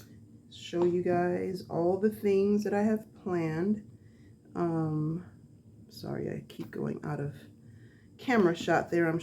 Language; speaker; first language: English; native; English